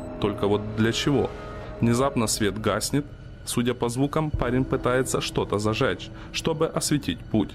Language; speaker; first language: Russian; native; Russian